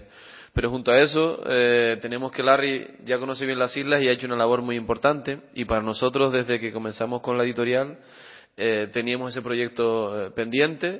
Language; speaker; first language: Spanish; native; Spanish